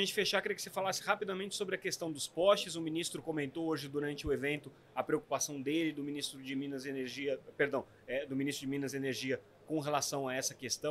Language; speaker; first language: Portuguese; native; Portuguese